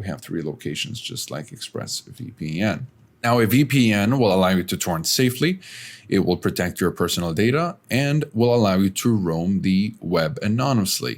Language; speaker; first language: English; native; English